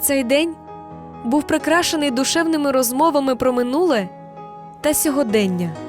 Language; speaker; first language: Ukrainian; native; Ukrainian